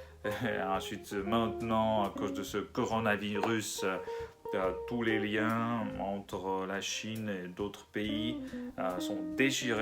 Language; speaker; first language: French; non-native, learner; Russian